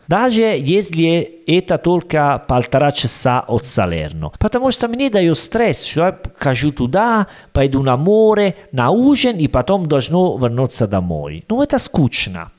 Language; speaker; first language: Russian; non-native, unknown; Italian